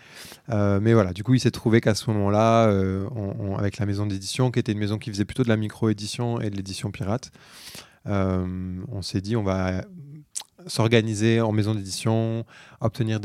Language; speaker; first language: French; native; French